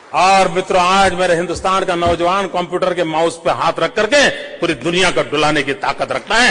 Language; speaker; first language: Hindi; non-native, local second language; Gujarati